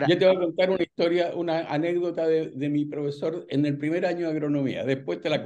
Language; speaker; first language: Spanish; native; Spanish